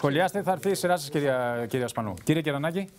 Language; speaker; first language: Greek; native; Greek